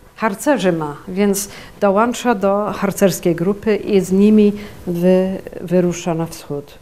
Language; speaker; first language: Polish; early bilingual, heritage; Polish